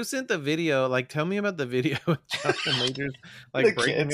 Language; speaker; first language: English; native; English